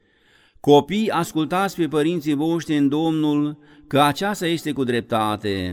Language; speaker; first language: Romanian; native; Romanian